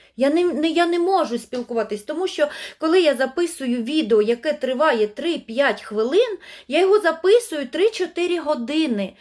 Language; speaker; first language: Ukrainian; non-native, local second language; Russian